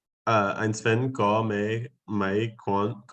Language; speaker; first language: Vietnamese; non-native, learner; English